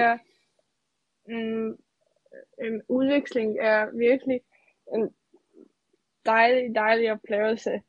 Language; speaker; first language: Danish; non-native, fluent; Serbian